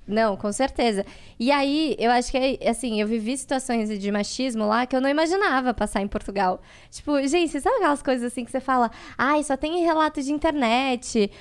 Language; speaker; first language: Portuguese; native; Portuguese